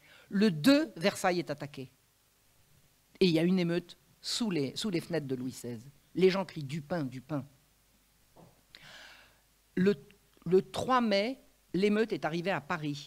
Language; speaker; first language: French; native; French